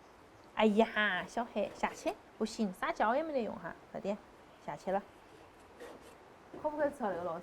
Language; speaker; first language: Chinese; native; Chinese